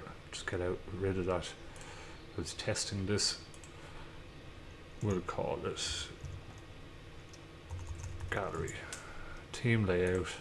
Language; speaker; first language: English; native; English